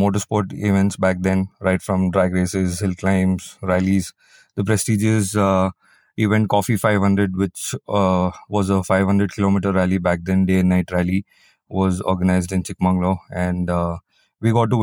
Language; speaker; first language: English; non-native, local second language; Kannada